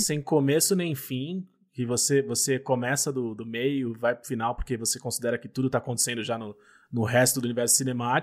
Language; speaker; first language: Portuguese; native; Portuguese